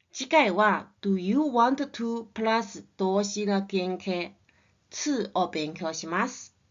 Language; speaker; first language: Japanese; non-native, fluent; Chinese